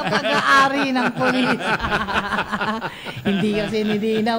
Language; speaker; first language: Filipino; native; Filipino